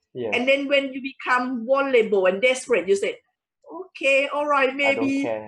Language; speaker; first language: English; non-native, fluent; Thai